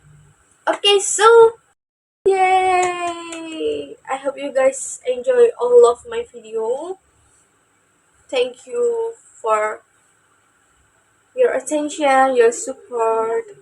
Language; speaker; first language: English; non-native, learner; Indonesian